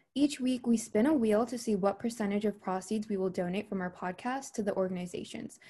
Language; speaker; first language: English; native; English